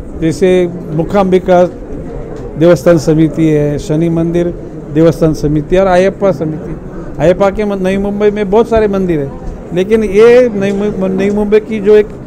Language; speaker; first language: Hindi; non-native, local second language; Marathi